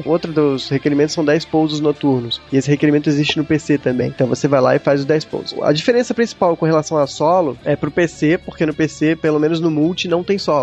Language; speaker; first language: Portuguese; native; Portuguese